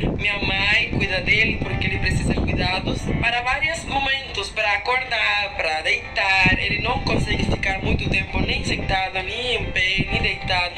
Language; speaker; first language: Portuguese; non-native, fluent; Spanish